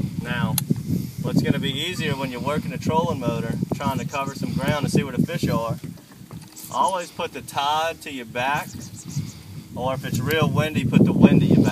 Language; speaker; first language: English; native; English